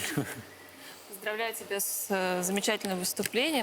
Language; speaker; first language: Russian; native; Russian